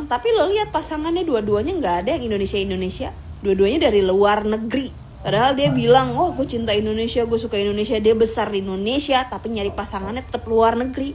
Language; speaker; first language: Indonesian; native; Indonesian